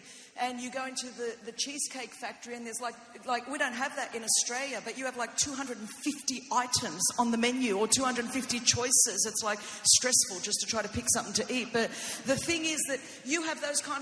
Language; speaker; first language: English; non-native, fluent; Greek